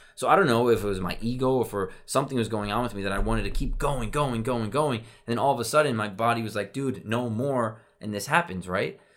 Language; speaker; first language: English; native; English